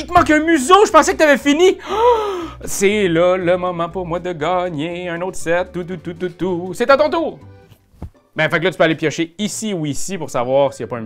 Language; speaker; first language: French; native; French